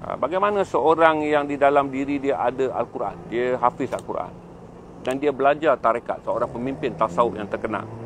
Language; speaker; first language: Malay; native; Malay